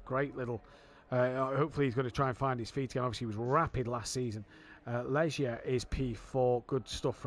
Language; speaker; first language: English; native; English